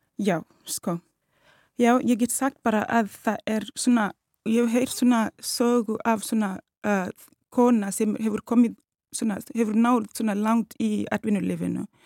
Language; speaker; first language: Icelandic; non-native, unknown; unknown